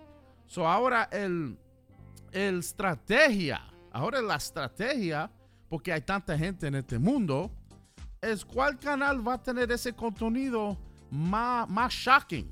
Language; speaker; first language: Spanish; early bilingual, heritage; Spanish